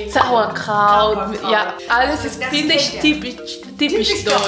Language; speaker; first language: German; non-native, learner; Spanish